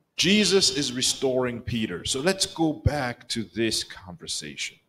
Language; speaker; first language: English; non-native, local second language; Kinyarwanda